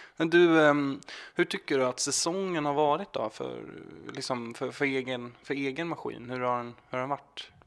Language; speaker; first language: Swedish; native; Swedish